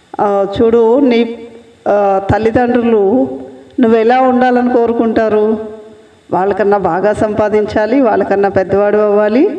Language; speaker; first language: Telugu; native; Telugu